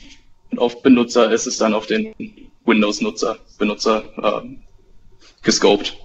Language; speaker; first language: German; native; German